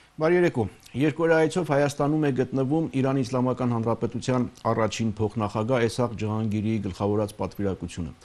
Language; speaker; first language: Armenian; native; Armenian